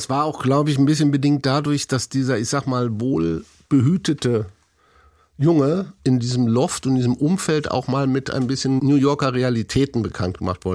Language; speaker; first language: German; native; German